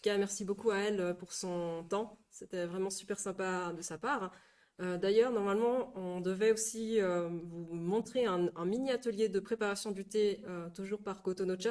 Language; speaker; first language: French; native; French